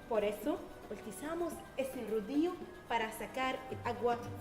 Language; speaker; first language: Spanish; non-native, fluent; Arabic